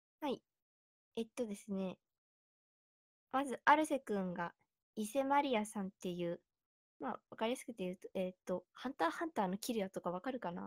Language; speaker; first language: Japanese; native; Japanese